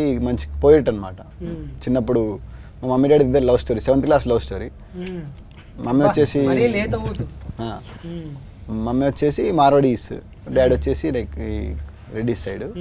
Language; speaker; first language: Telugu; native; Telugu